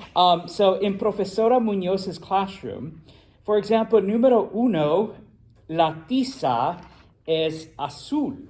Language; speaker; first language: Spanish; non-native, fluent; English